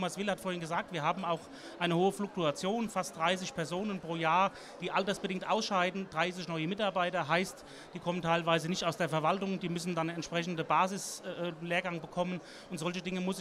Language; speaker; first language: German; native; German